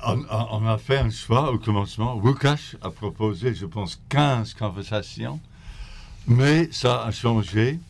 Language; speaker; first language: French; non-native, fluent; English